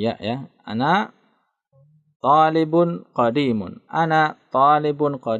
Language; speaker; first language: Arabic; non-native, fluent; Indonesian